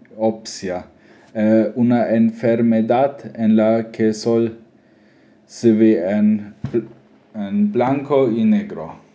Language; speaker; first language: Spanish; non-native, learner; German